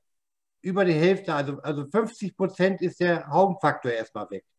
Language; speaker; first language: German; native; German